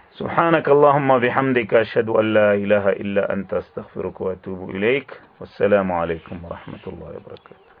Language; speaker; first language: Urdu; native; Urdu